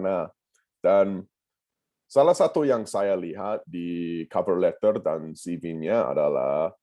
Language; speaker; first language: Indonesian; non-native, fluent; English